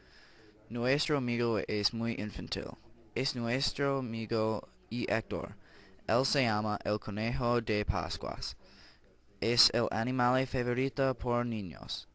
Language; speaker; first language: Spanish; non-native, learner; English